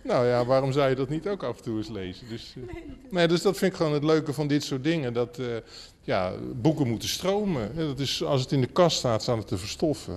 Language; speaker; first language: Dutch; native; Dutch